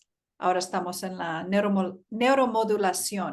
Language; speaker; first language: Spanish; early bilingual, heritage; Spanish